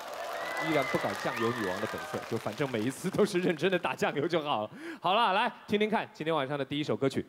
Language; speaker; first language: Chinese; native; Chinese